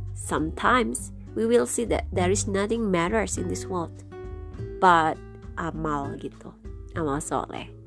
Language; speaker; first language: English; non-native, fluent; Indonesian